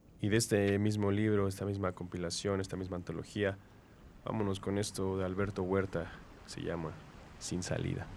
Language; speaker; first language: Spanish; native; Spanish